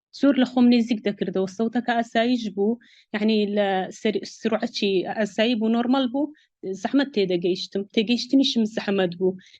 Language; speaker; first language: Central Kurdish; native; Central Kurdish